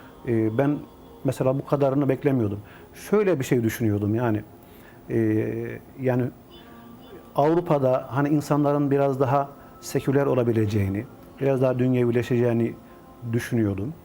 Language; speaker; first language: Turkish; native; Turkish